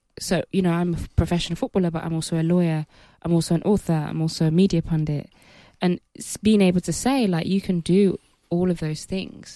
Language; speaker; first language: English; native; English